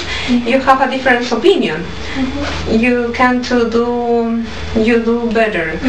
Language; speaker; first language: English; non-native, learner; Spanish